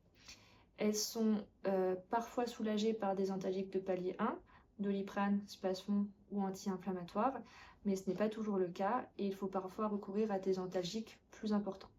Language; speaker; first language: French; native; French